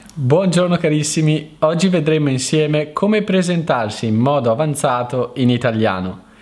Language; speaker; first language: Italian; native; Italian